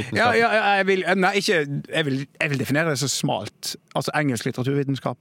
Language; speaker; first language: Norwegian; native; Norwegian